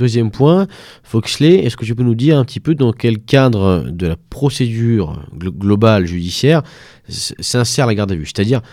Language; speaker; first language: French; native; French